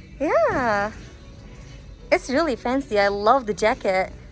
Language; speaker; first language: English; non-native, fluent; Turkish